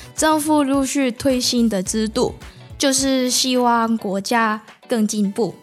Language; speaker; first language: Chinese; non-native, fluent; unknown